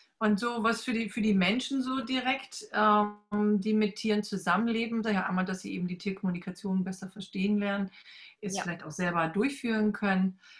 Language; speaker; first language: German; native; German